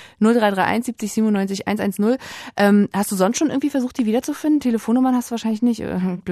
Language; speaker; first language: German; native; German